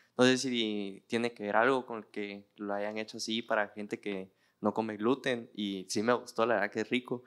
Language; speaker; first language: Spanish; native; Spanish